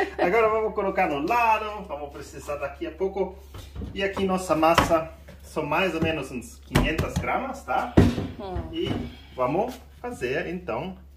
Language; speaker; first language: Portuguese; non-native, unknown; German